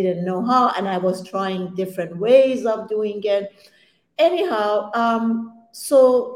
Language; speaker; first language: English; non-native, fluent; Persian